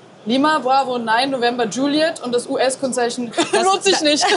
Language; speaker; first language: German; native; German